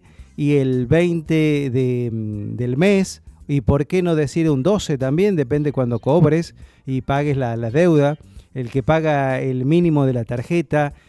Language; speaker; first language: Spanish; native; Spanish